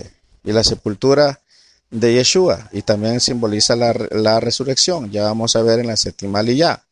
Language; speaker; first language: Spanish; native; Spanish